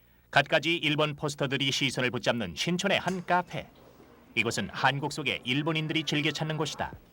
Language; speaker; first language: Korean; native; Korean